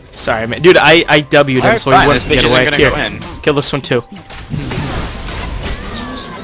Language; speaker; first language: English; native; English